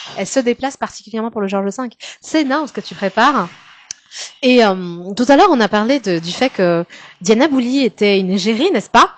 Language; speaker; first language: French; native; French